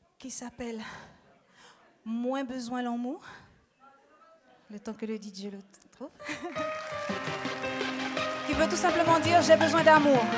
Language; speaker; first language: French; native; French